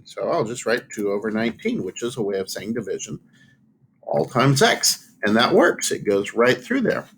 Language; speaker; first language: English; native; English